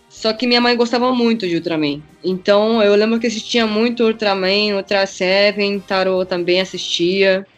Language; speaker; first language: Portuguese; early bilingual, other home language; Japanese